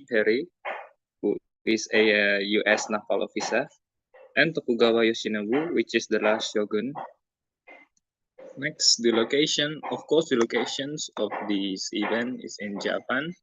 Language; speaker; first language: English; non-native, learner; Indonesian